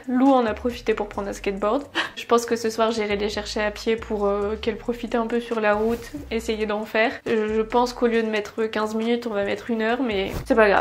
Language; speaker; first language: French; native; French